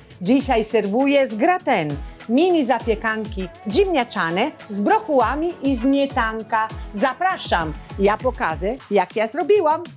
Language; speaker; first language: Polish; non-native, learner; Italian